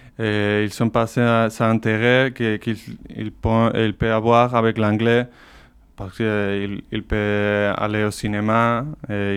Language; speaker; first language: French; non-native, learner; Basque